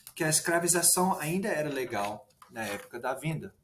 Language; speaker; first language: Portuguese; non-native, fluent; English